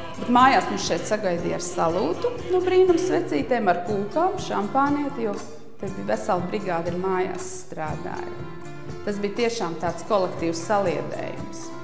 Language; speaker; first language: Latvian; native; Latvian